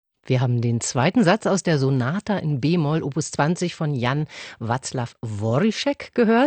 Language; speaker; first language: German; native; German